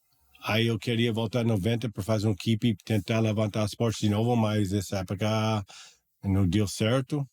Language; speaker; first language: Portuguese; non-native, learner; English